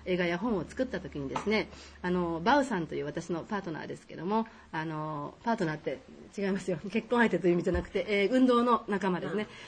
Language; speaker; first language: Japanese; native; Japanese